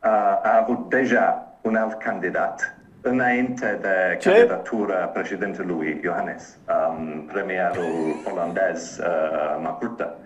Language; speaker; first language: Romanian; non-native, learner; English